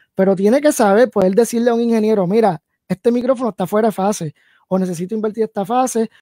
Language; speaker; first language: Spanish; early bilingual, heritage; Spanish